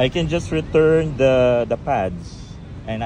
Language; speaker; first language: English; non-native, local second language; Filipino